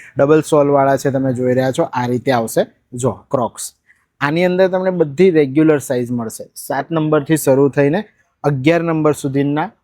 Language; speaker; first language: Gujarati; native; Gujarati